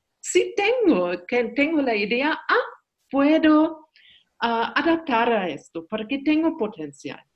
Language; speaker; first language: Spanish; non-native, learner; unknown